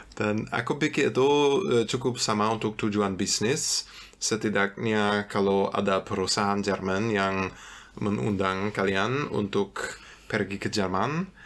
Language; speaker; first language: Indonesian; non-native, fluent; German